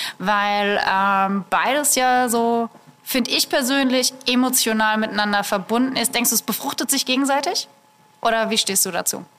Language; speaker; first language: German; native; German